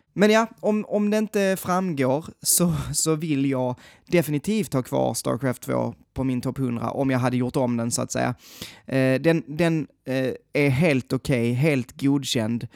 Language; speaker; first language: Swedish; native; Swedish